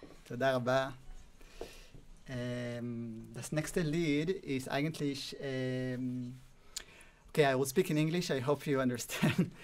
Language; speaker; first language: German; non-native, learner; Hebrew